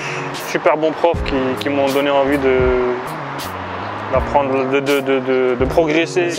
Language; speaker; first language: French; early bilingual, other home language; Arabic